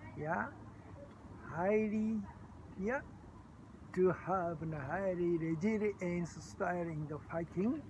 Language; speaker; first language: English; non-native, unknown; Japanese